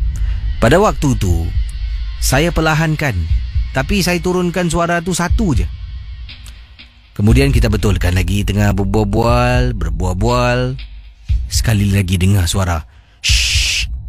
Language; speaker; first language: Malay; native; Malay